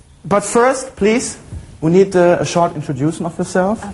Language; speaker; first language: English; non-native, fluent; German